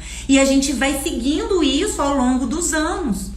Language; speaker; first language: Portuguese; native; Portuguese